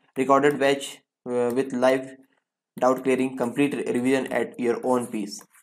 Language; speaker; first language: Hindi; native; Hindi